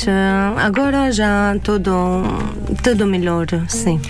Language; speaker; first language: Portuguese; non-native, learner; Arabic